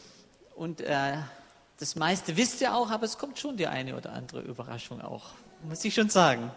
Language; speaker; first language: German; native; German